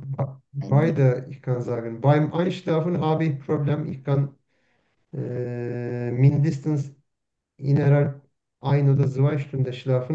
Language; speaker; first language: German; non-native, learner; Turkish